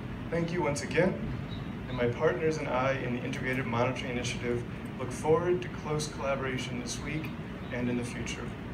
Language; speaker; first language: English; native; English